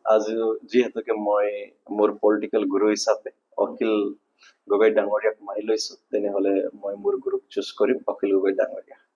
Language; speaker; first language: Assamese; non-native, local second language; Nepali